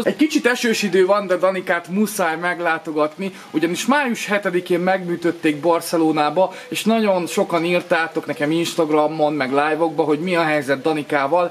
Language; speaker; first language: Hungarian; native; Hungarian